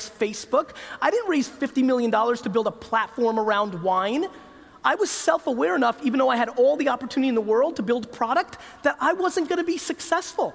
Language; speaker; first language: English; native; English